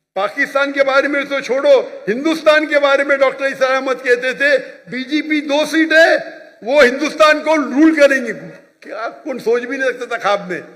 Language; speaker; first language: Hindi; non-native, local second language; Konkani